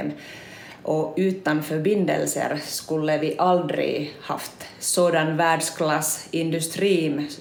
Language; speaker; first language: Swedish; non-native, local second language; Finnish